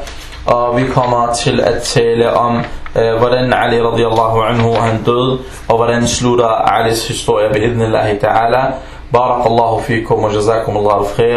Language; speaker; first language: Danish; non-native, local second language; Arabic